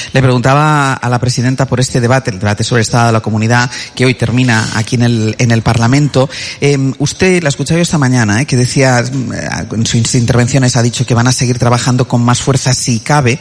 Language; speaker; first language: Spanish; native; Spanish